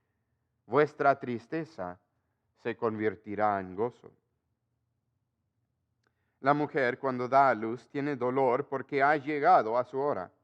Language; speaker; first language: Spanish; non-native, fluent; English